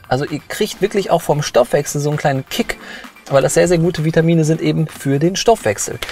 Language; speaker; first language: German; early bilingual, other home language; Polish